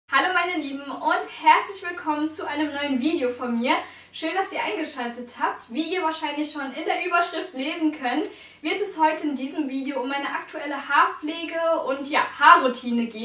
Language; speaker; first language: German; native; German